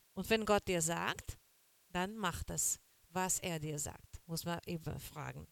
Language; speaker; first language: German; non-native, fluent; Portuguese